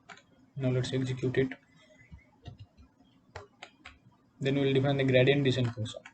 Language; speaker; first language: English; non-native, local second language; Odia